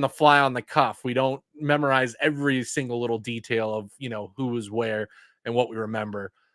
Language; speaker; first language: English; native; English